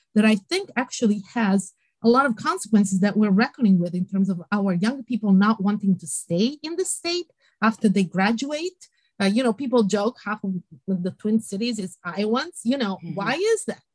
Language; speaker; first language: English; non-native, fluent; Italian